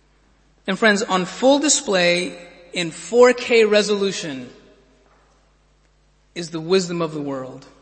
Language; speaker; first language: English; native; English